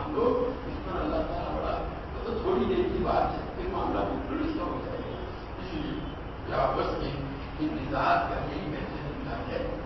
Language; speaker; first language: Urdu; non-native, local second language; Gujarati